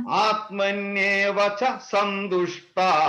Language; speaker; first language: Malayalam; native; Malayalam